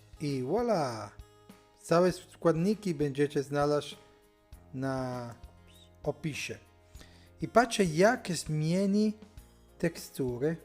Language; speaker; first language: Polish; non-native, learner; Italian